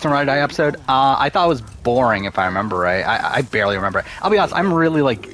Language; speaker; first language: English; native; English